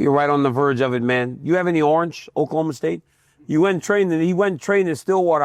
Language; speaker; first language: English; native; English